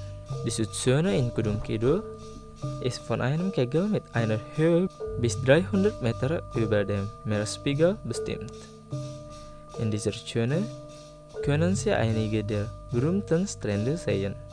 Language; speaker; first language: German; non-native, fluent; Indonesian